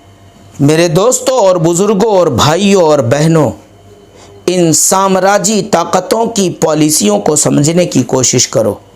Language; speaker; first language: Urdu; native; Urdu